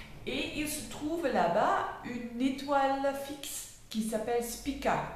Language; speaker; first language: French; non-native, learner; Dutch